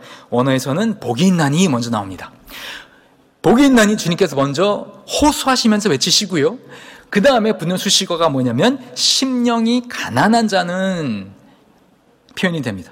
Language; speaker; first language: Korean; native; Korean